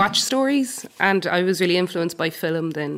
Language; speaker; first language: English; native; English